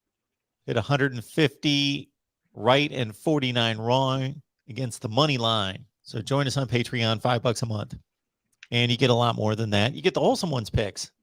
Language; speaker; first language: English; native; English